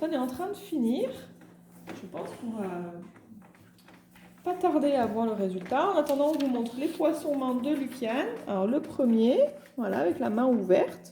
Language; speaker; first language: French; native; French